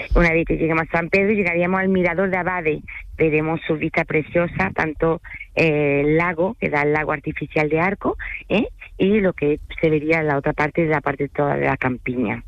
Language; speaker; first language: Spanish; non-native, fluent; French